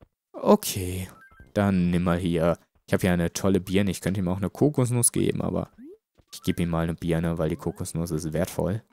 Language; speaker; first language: German; native; German